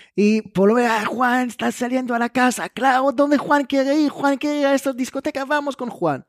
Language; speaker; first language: Spanish; non-native, fluent; Hebrew